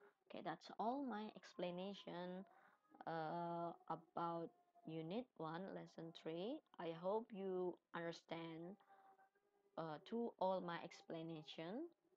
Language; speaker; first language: English; non-native, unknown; Indonesian